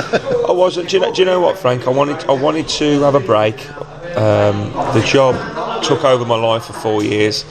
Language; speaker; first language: English; native; English